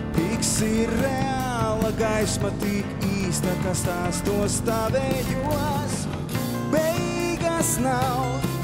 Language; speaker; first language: Latvian; native; Latvian